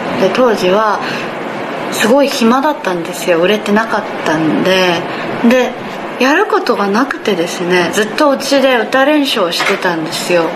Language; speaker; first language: Japanese; non-native, fluent; Korean